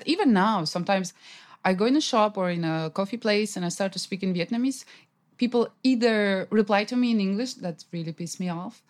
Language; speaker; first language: English; non-native, fluent; Russian